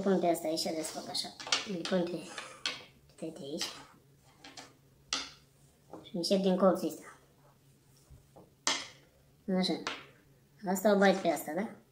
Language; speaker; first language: Romanian; non-native, learner; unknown